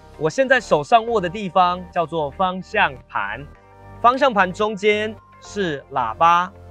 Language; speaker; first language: Chinese; native; Chinese